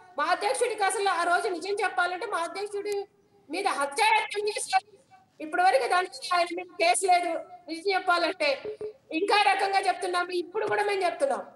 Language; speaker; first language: Telugu; native; Telugu